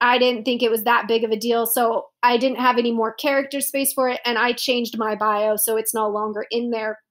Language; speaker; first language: English; native; English